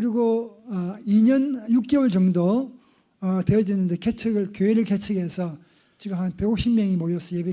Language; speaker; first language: Korean; native; Korean